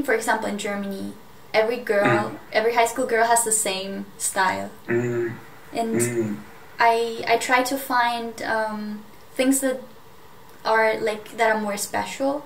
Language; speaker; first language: English; non-native, fluent; German